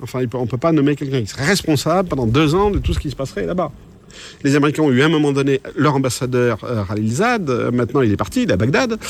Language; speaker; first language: French; native; French